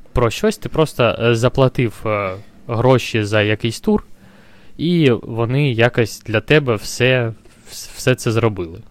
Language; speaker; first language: Ukrainian; non-native, local second language; Russian